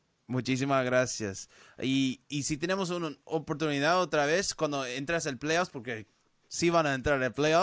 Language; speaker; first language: Spanish; early bilingual, heritage; Spanish